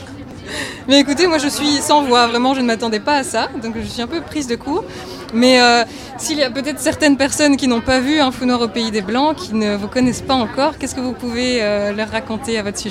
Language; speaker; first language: French; native; French